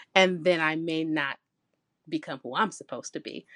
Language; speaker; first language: English; native; English